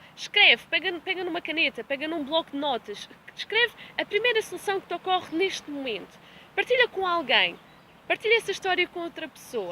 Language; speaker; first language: Portuguese; native; Portuguese